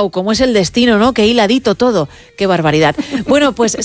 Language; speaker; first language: Spanish; native; Spanish